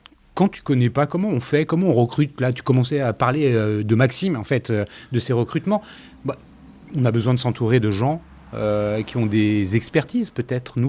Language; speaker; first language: French; native; French